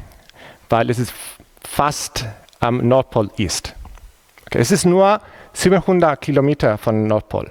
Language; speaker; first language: German; non-native, fluent; Spanish